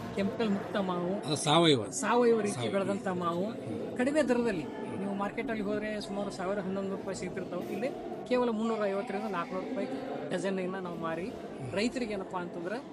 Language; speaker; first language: Kannada; native; Kannada